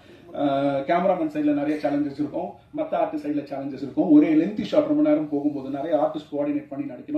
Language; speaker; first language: Tamil; native; Tamil